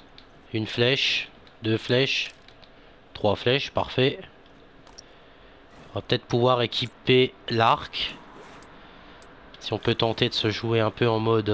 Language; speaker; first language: French; native; French